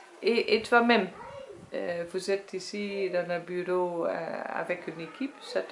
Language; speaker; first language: French; non-native, learner; Dutch